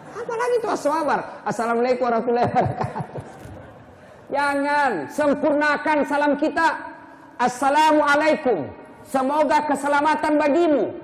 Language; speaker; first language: Indonesian; non-native, local second language; Buginese